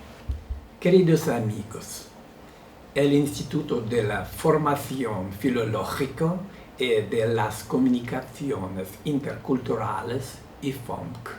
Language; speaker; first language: Spanish; non-native, learner; Russian